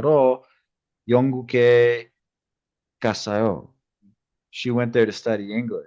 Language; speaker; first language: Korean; non-native, learner; English